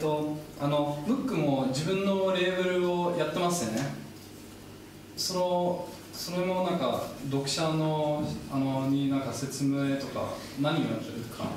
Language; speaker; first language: Japanese; non-native, fluent; German